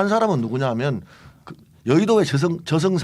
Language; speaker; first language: Korean; native; Korean